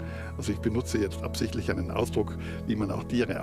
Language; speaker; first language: German; native; German